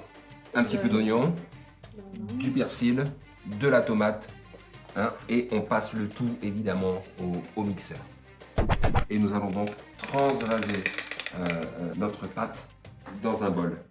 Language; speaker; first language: French; native; French